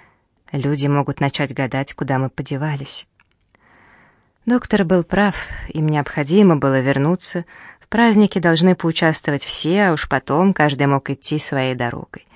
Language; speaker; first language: Russian; native; Russian